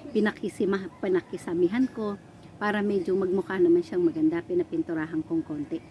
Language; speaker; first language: Filipino; non-native, local second language; Pampanga